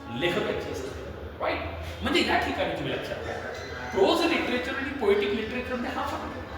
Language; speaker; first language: Marathi; native; Marathi